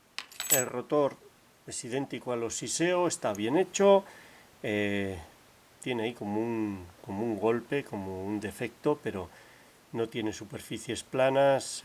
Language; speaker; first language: Spanish; native; Spanish